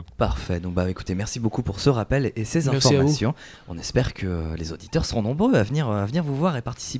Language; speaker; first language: French; native; French